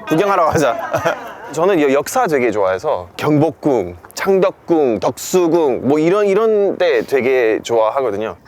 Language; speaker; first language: Korean; non-native, fluent; English